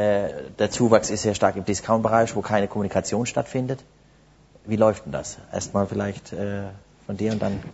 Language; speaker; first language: German; native; German